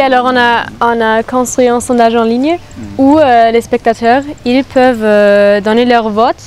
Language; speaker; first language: French; non-native, fluent; German